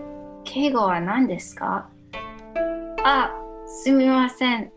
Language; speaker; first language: Japanese; non-native, learner; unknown